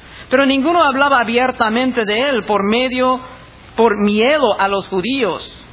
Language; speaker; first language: Spanish; non-native, fluent; English